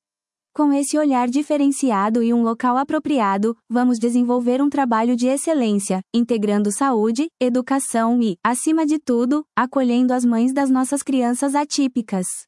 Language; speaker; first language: Portuguese; native; Portuguese